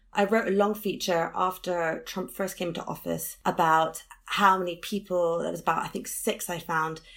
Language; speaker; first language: English; native; English